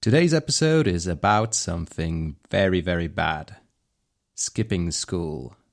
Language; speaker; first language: English; non-native, fluent; Polish